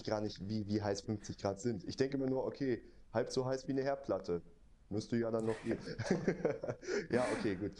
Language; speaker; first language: German; native; German